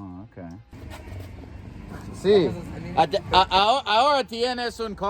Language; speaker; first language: Spanish; non-native, learner; English